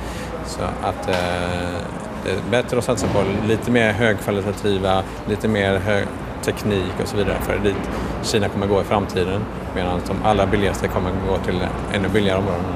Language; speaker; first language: Swedish; native; Swedish